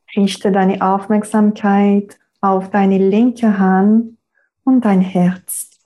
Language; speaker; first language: German; non-native, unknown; French